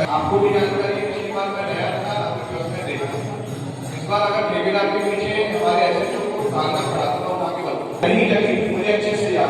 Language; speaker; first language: Hindi; native; Hindi